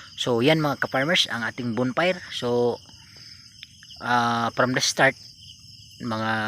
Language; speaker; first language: Filipino; non-native, local second language; Cebuano